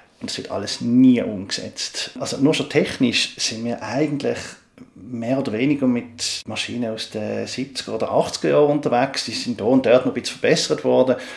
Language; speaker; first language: German; native; German